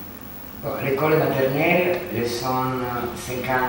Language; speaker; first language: French; non-native, learner; Italian